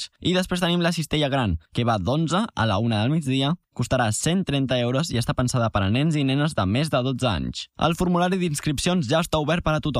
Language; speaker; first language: Catalan; native; Catalan